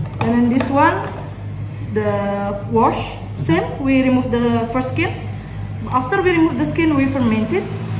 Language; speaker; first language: English; non-native, learner; Indonesian